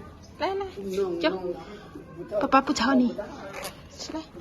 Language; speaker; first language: Chinese; non-native, fluent; Lao